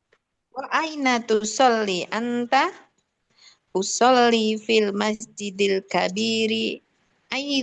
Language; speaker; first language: Arabic; non-native, learner; Indonesian